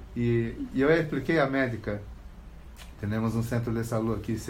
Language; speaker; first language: Spanish; non-native, learner; Portuguese